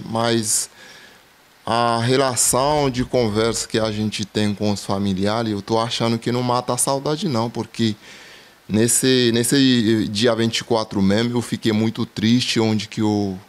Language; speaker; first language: Portuguese; non-native, fluent; Haitian Creole